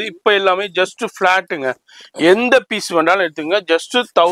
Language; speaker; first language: Tamil; native; Tamil